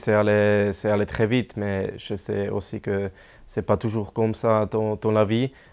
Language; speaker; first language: French; non-native, local second language; German